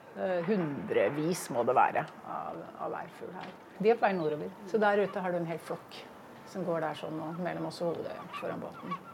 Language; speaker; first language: Norwegian; native; Norwegian